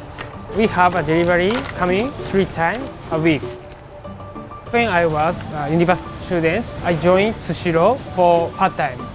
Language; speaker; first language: English; non-native, learner; Japanese